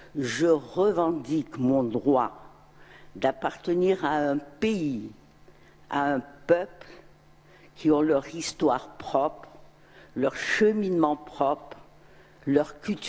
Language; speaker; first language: French; non-native, local second language; Arabic